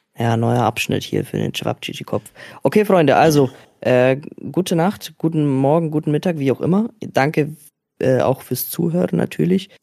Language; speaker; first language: German; native; German